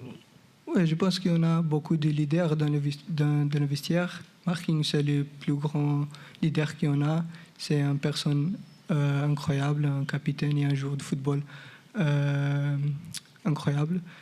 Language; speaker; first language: French; non-native, fluent; Portuguese